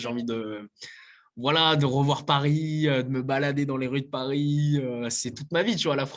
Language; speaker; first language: French; native; French